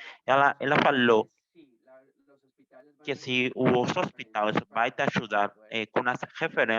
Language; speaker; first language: Portuguese; non-native, fluent; Spanish